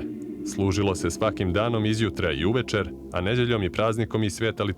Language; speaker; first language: Bosnian; native; Bosnian